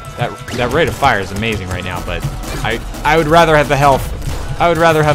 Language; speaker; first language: English; native; English